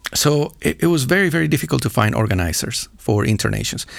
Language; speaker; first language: English; non-native, fluent; Spanish